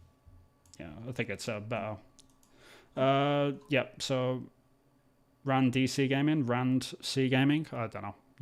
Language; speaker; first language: English; native; English